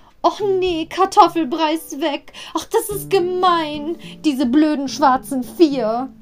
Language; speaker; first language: German; native; German